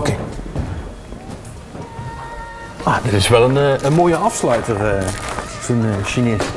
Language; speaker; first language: Dutch; native; Dutch